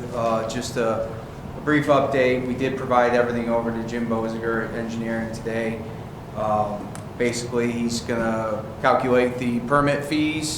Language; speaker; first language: English; native; English